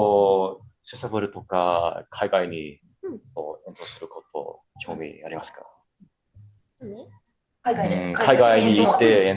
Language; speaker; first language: Japanese; non-native, fluent; English